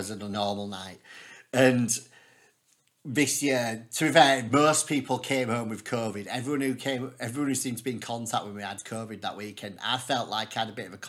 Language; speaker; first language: English; native; English